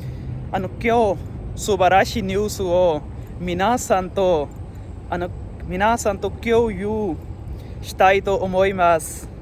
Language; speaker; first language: Japanese; non-native, learner; Urdu